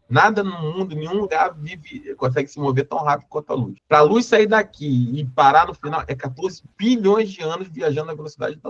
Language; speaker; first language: Portuguese; native; Portuguese